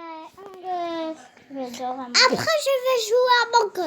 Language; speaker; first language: French; native; French